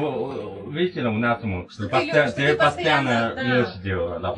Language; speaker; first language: Russian; non-native, learner; Chinese